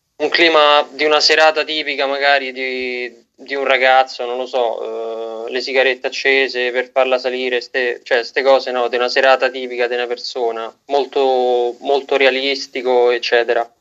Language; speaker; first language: Italian; native; Italian